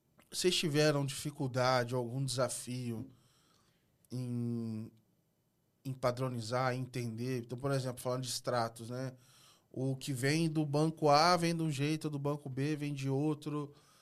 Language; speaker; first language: Portuguese; native; Portuguese